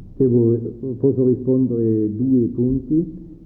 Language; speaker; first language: Italian; non-native, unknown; German